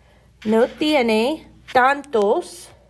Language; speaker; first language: Spanish; non-native, fluent; English